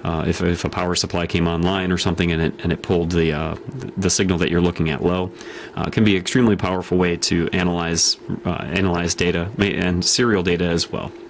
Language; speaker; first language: English; native; English